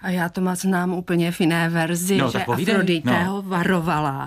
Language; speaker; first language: Czech; native; Czech